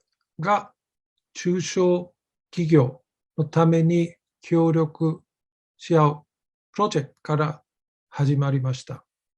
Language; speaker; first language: Japanese; non-native, fluent; German